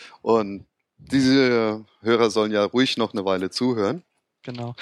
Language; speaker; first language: German; native; German